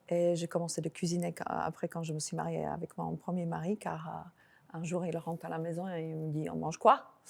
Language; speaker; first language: French; non-native, fluent; Slovak